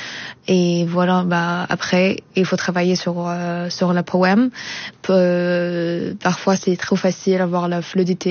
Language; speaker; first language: French; non-native, fluent; Arabic